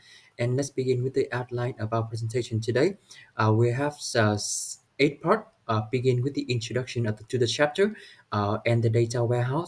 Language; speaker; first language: English; non-native, learner; Vietnamese